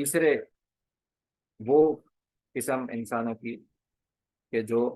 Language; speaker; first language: Urdu; native; Urdu